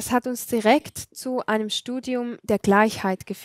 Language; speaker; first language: German; non-native, fluent; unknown